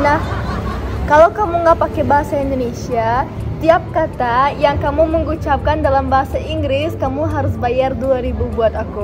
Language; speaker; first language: Indonesian; non-native, fluent; German